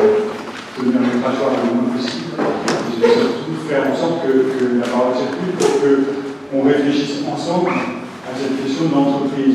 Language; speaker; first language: French; native; French